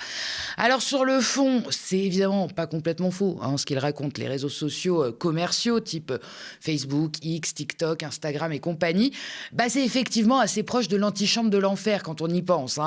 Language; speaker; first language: French; native; French